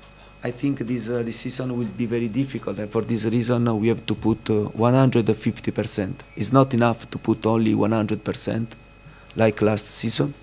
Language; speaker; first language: English; non-native, fluent; Italian